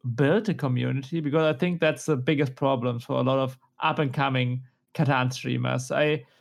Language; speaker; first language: English; non-native, fluent; German